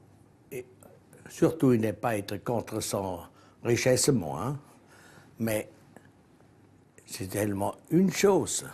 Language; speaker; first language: French; non-native, local second language; German